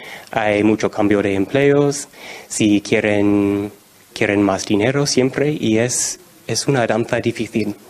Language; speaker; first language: Spanish; non-native, fluent; English